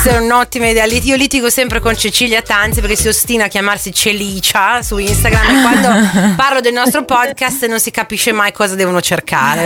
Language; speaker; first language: Italian; native; Italian